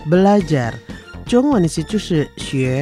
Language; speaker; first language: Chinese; non-native, learner; Indonesian